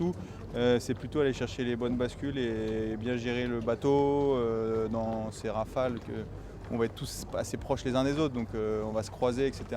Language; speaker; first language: French; native; French